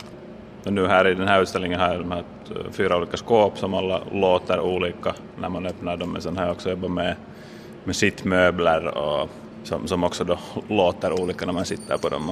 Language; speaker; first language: Swedish; native; Swedish